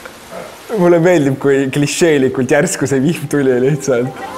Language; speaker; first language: Estonian; native; Estonian